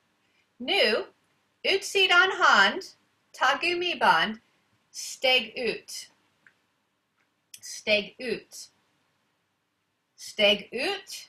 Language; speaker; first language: Swedish; non-native, learner; English